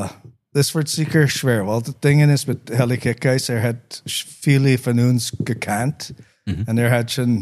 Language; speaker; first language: German; non-native, learner; English